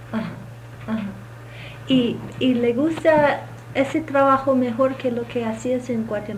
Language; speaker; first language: Spanish; non-native, fluent; English